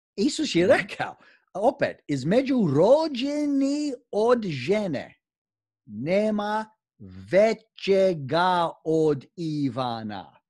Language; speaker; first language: Croatian; early bilingual, heritage; Croatian